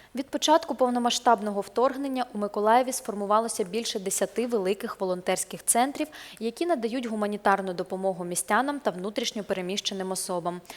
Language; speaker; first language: Ukrainian; native; Ukrainian